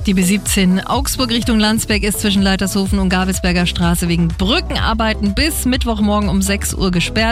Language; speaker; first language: German; native; German